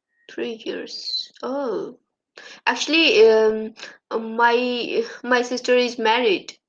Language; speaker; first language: English; non-native, learner; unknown